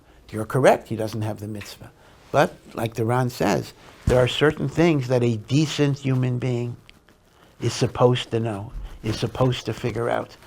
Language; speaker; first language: English; native; English